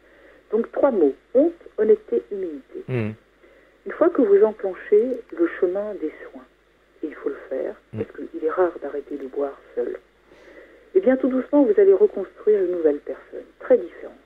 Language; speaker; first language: French; native; French